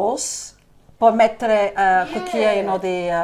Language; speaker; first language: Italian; early bilingual, heritage; Italian